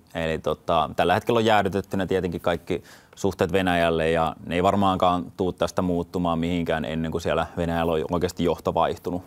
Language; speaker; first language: Finnish; native; Finnish